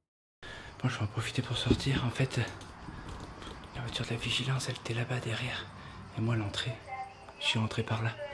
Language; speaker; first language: French; native; French